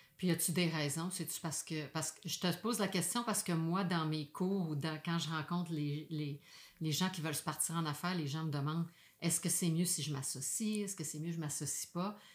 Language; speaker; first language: French; native; French